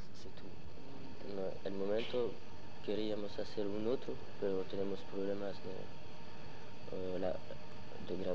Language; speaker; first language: Spanish; non-native, learner; French